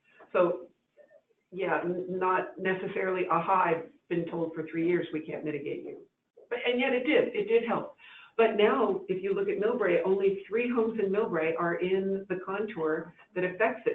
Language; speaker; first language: English; native; English